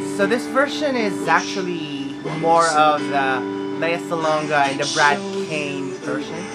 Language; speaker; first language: English; non-native, local second language; Filipino